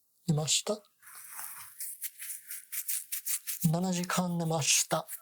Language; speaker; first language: Japanese; non-native, learner; English